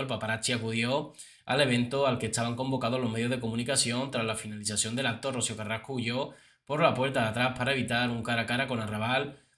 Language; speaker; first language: Spanish; native; Spanish